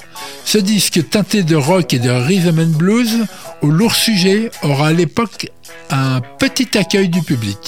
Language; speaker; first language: French; native; French